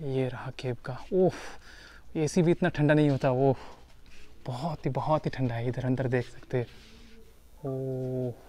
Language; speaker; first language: Hindi; native; Hindi